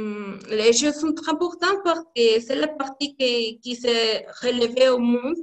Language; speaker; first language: French; non-native, learner; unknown